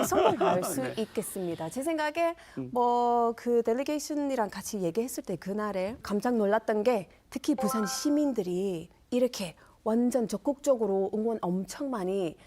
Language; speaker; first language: Korean; non-native, fluent; English